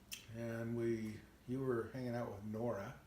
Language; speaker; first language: English; native; English